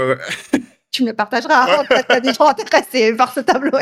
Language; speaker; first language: French; native; French